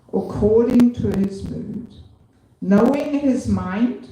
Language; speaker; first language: English; non-native, fluent; German